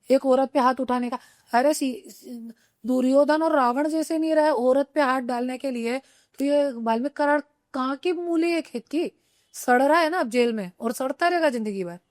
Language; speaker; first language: Hindi; non-native, local second language; Marathi